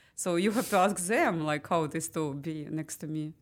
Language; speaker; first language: English; non-native, learner; Ukrainian